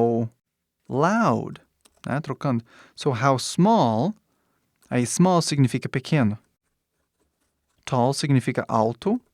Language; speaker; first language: Portuguese; non-native, fluent; English